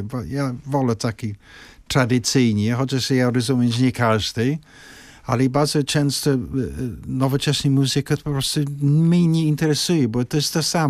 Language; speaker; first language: Polish; non-native, fluent; English